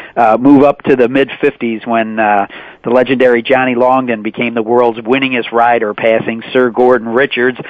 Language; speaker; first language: English; native; English